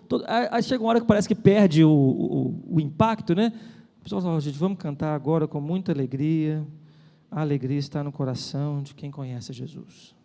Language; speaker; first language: Portuguese; native; Portuguese